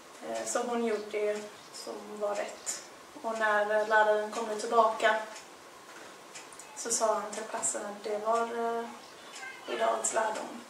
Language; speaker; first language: Swedish; non-native, fluent; English